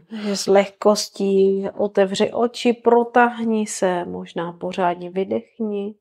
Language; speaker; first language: Czech; native; Czech